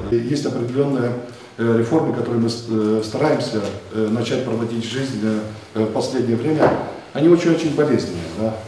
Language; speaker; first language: Russian; non-native, local second language; Romanian